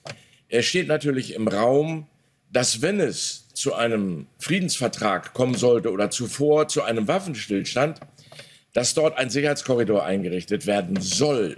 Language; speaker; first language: German; native; German